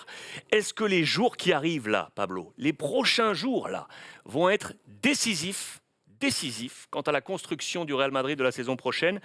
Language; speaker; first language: French; native; French